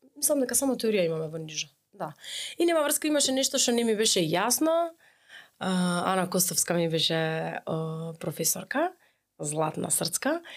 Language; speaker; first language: Macedonian; native; Macedonian